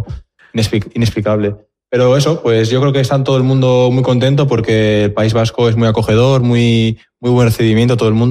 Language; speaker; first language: Spanish; native; Spanish